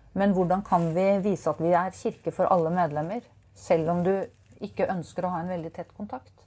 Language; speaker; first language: Norwegian; native; Norwegian